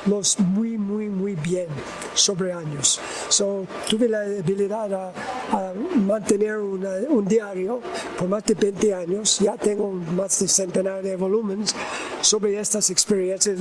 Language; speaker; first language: Spanish; non-native, learner; English